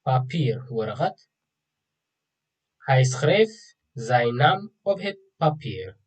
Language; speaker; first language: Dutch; non-native, fluent; Tigrinya